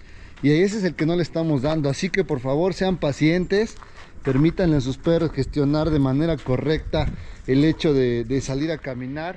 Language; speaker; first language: Spanish; native; Spanish